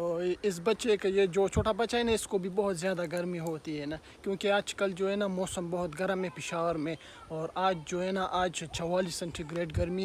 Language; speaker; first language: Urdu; non-native, local second language; Pashto